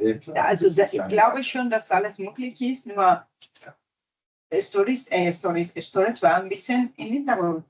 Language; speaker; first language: German; non-native, fluent; Italian